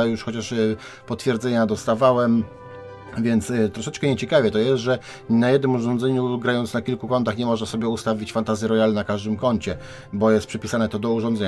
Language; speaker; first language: Polish; native; Polish